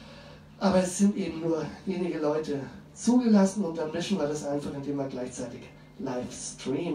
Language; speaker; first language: German; native; German